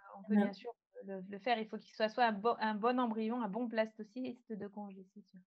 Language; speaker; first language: French; native; French